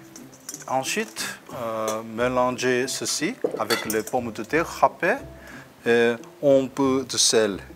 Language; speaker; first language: French; non-native, fluent; Korean